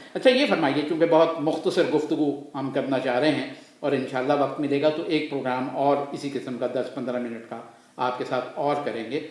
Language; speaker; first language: Urdu; native; Urdu